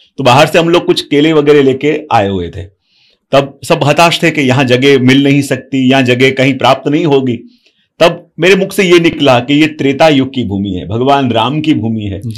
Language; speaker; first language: Hindi; non-native, local second language; Gujarati